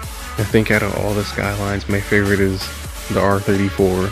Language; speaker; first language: English; native; English